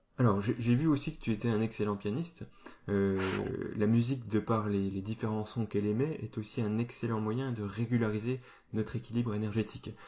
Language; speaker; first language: French; native; French